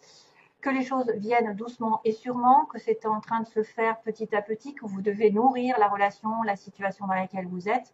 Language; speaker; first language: French; native; French